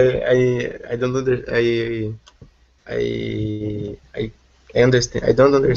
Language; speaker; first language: English; non-native, learner; Portuguese